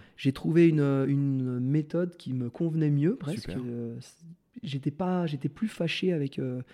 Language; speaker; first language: French; native; French